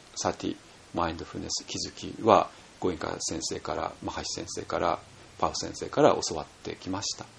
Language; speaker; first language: Japanese; native; Japanese